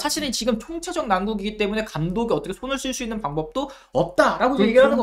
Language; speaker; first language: Korean; native; Korean